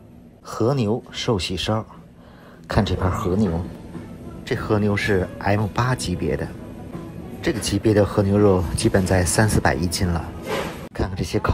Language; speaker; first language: Chinese; native; Chinese